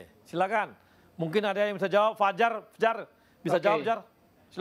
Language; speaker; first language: Indonesian; native; Indonesian